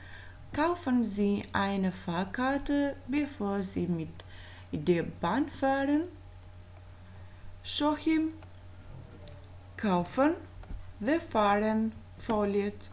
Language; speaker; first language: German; non-native, fluent; Albanian